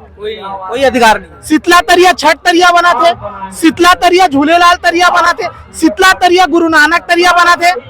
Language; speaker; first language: Hindi; native; Hindi